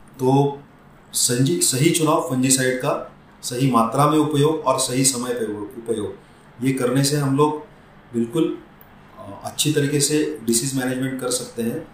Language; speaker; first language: Hindi; non-native, local second language; Marathi